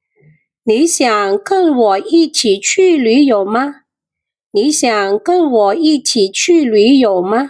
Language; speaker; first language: Chinese; non-native, fluent; Khmer